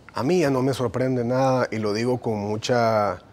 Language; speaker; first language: Spanish; native; Spanish